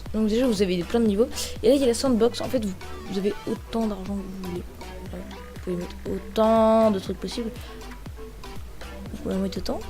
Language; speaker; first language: French; native; French